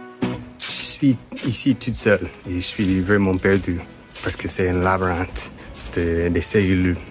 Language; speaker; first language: French; non-native, fluent; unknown